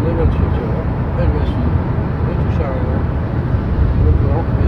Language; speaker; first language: French; native; French